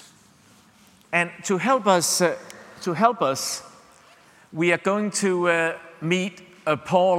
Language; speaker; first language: English; non-native, fluent; Danish